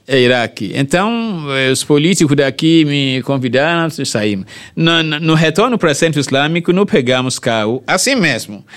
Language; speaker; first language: Portuguese; non-native, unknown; Yoruba